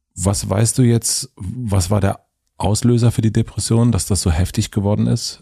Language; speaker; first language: German; native; German